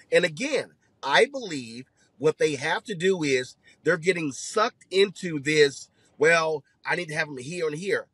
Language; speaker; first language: English; native; English